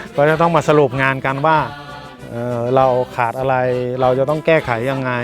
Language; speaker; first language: Thai; native; Thai